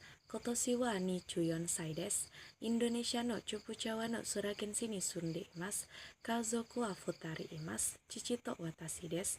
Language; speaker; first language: Japanese; non-native, learner; Indonesian